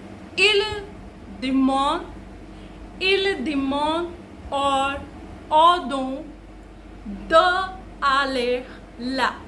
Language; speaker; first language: French; non-native, fluent; Hindi